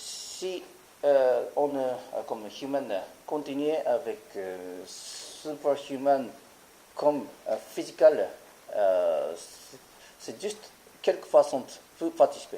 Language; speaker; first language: French; non-native, learner; Japanese